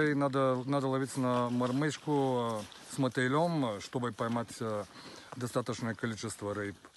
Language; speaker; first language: Russian; non-native, learner; Bulgarian